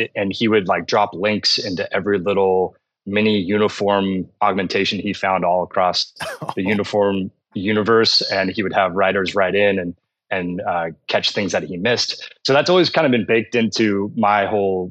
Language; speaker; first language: English; native; English